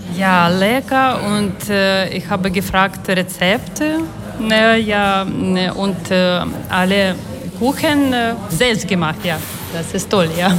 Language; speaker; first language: German; non-native, learner; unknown